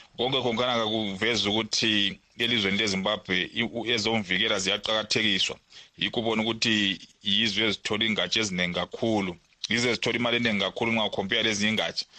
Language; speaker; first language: Zulu; native; Zulu